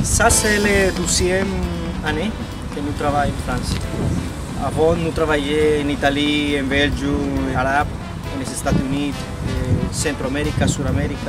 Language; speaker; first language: French; non-native, learner; Spanish